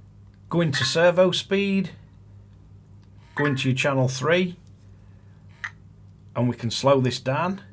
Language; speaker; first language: English; native; English